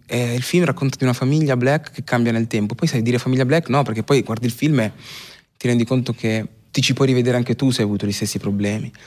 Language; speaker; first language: Italian; early bilingual, other home language; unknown